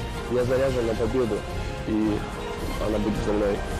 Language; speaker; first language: Russian; native; Russian